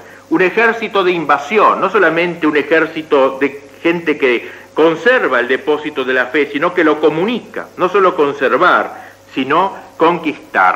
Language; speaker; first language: Spanish; native; Spanish